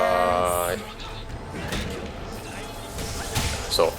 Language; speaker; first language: Japanese; non-native, learner; English